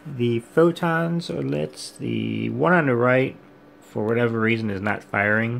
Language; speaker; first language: English; native; English